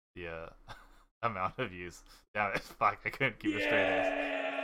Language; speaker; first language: English; native; English